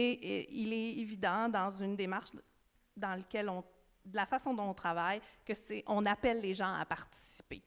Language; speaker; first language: French; native; French